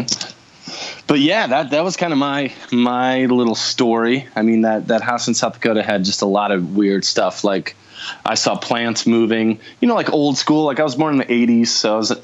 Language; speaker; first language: English; native; English